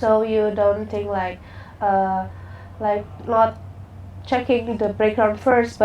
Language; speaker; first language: English; non-native, learner; Indonesian